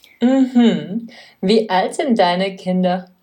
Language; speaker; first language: German; non-native, fluent; Czech